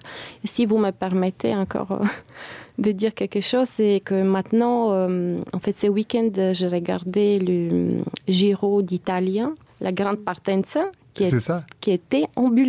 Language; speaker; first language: French; non-native, fluent; Bulgarian